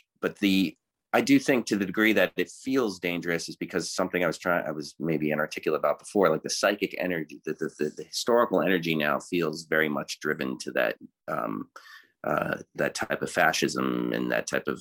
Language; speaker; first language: English; native; English